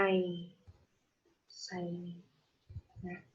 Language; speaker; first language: English; non-native, learner; Vietnamese